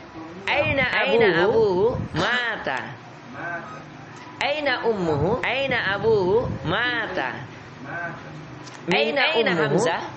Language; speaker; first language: Arabic; non-native, fluent; Indonesian